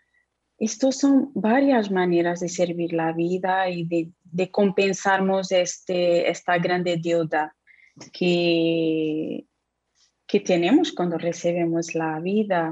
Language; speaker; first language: Spanish; non-native, fluent; Portuguese